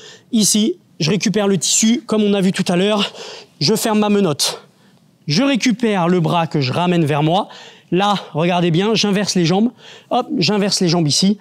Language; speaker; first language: French; native; French